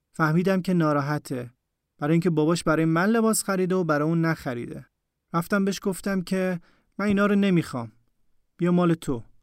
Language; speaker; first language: Persian; native; Persian